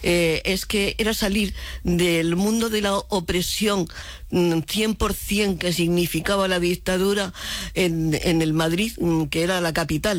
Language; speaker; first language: Spanish; native; Spanish